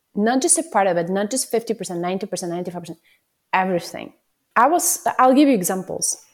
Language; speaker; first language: English; non-native, fluent; Ukrainian